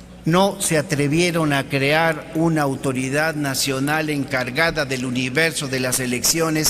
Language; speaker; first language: Spanish; native; Spanish